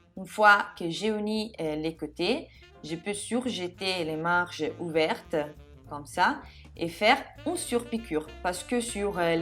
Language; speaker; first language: French; non-native, fluent; Italian